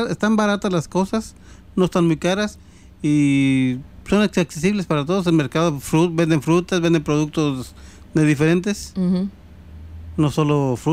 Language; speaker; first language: Spanish; native; Spanish